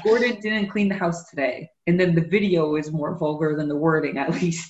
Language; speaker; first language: English; native; English